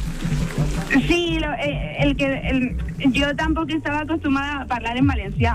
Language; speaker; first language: Catalan; non-native, local second language; Spanish